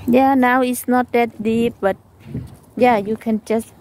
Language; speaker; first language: English; non-native, learner; Thai